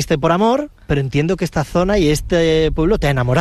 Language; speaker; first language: Spanish; native; Spanish